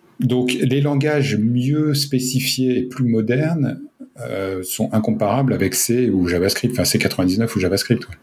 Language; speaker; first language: French; native; French